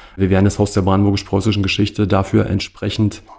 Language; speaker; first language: German; native; German